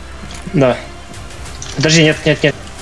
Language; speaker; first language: Russian; native; Russian